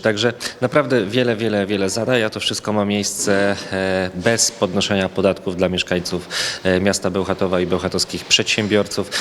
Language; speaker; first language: Polish; native; Polish